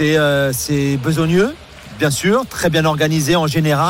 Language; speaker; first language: French; non-native, fluent; English